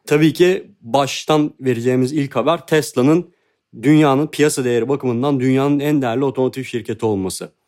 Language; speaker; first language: Turkish; native; Turkish